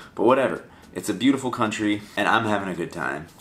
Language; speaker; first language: English; native; English